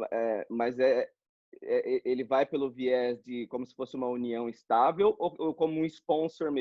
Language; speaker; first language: Portuguese; native; Portuguese